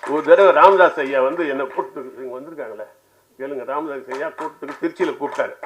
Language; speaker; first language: Tamil; native; Tamil